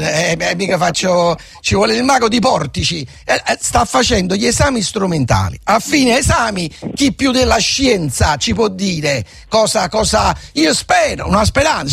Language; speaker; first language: Italian; native; Italian